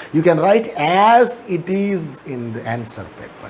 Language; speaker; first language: Hindi; non-native, local second language; Malayalam